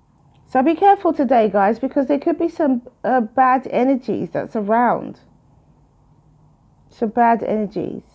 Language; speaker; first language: English; native; English